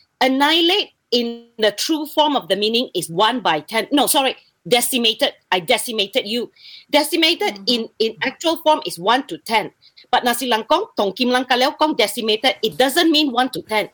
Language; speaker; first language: English; non-native, local second language; Min Nan Chinese